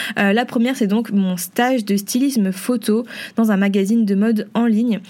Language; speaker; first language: French; early bilingual, other home language; Vietnamese